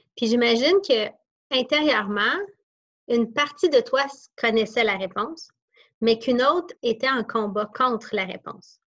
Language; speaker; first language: French; native; French